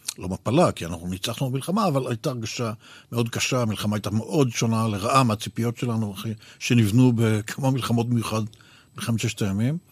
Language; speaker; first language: Hebrew; native; Hebrew